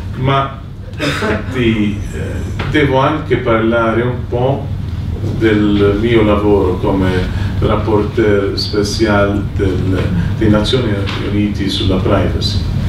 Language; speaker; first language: Italian; non-native, fluent; Maltese